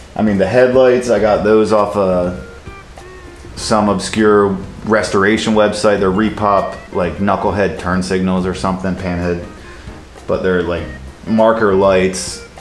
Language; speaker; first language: English; native; English